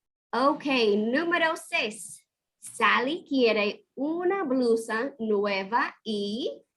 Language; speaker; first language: Spanish; non-native, fluent; English